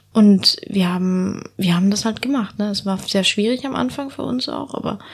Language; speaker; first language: German; early bilingual, heritage; Spanish